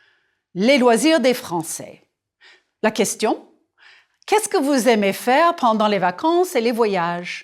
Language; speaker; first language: French; non-native, fluent; English